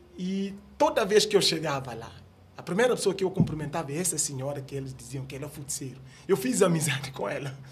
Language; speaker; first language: Portuguese; non-native, local second language; Upper Guinea Crioulo